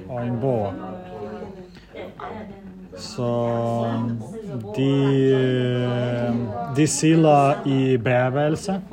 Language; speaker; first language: Danish; non-native, learner; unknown